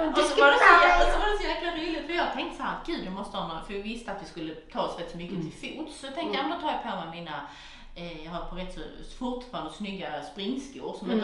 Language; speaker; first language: Swedish; native; Swedish